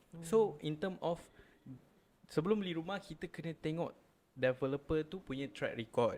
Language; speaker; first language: Malay; native; Malay